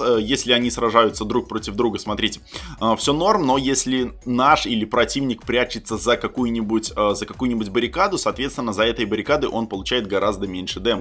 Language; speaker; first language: Russian; native; Russian